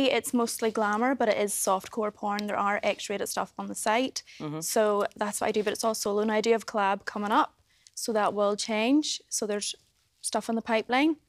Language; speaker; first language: English; native; English